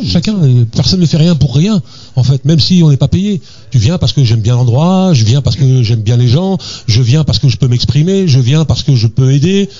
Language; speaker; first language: French; native; French